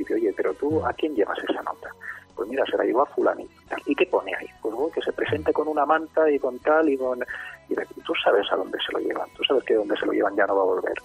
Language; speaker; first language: Spanish; native; Spanish